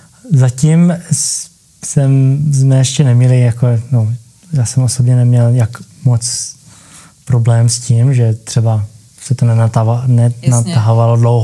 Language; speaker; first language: Czech; early bilingual, heritage; Czech